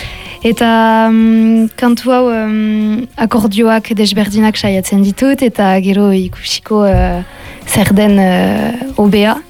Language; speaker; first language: Basque; non-native, local second language; French